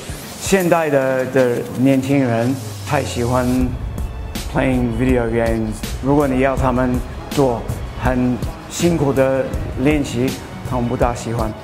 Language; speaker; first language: Chinese; non-native, fluent; English